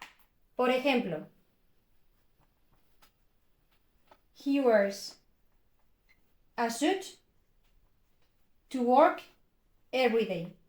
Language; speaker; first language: English; non-native, fluent; Spanish